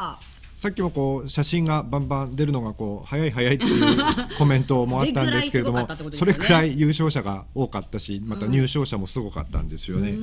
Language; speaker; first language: Japanese; native; Japanese